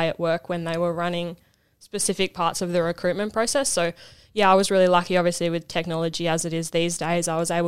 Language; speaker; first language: English; native; English